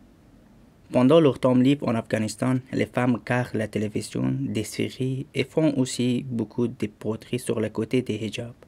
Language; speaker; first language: French; non-native, learner; Persian